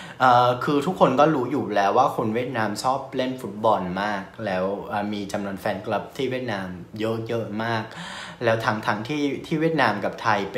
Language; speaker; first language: Thai; non-native, fluent; Vietnamese